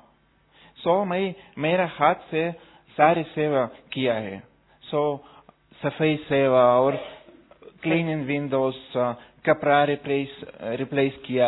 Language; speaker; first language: Hindi; non-native, learner; Russian